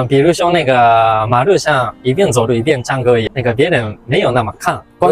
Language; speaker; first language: Chinese; non-native, fluent; Japanese